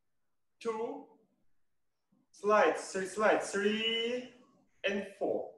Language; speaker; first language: English; non-native, learner; Russian